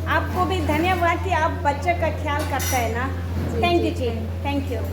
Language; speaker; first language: Hindi; non-native, local second language; Tibetan